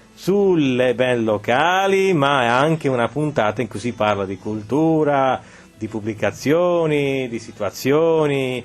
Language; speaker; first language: Italian; native; Italian